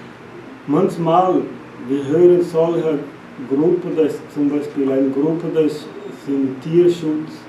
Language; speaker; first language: German; non-native, learner; Portuguese